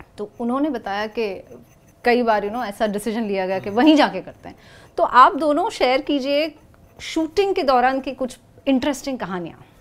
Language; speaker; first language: Hindi; non-native, local second language; Gujarati